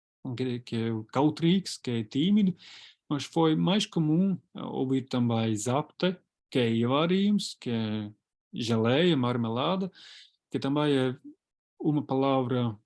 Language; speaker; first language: Portuguese; non-native, fluent; Latvian